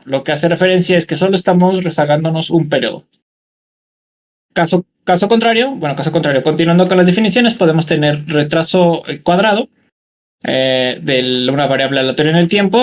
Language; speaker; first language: Spanish; native; Spanish